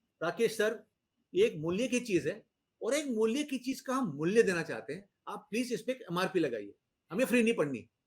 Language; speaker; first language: Hindi; native; Hindi